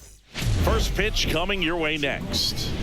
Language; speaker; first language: English; native; English